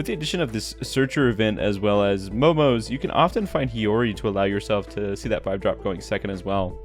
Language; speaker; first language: English; native; English